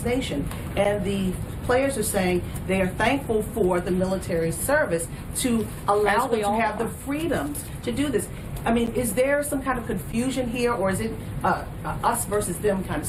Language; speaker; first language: English; native; English